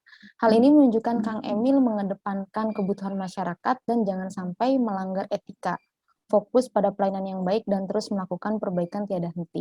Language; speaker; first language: Indonesian; native; Indonesian